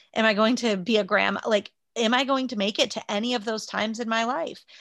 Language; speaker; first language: English; native; English